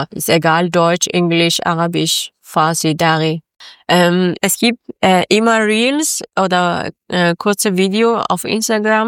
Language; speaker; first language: German; non-native, local second language; Persian